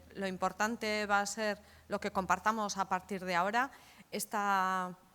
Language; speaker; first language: Spanish; native; Spanish